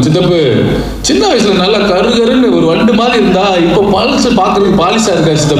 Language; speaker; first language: Tamil; native; Tamil